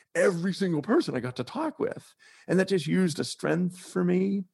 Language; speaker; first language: English; native; English